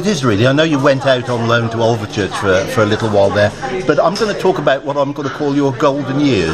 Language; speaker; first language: English; native; English